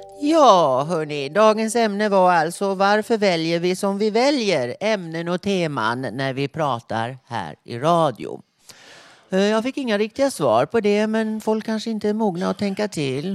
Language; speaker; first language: Swedish; native; Swedish